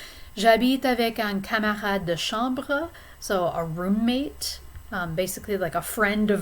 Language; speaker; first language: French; non-native, fluent; English